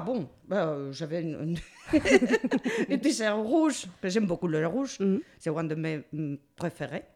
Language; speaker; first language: French; non-native, fluent; Spanish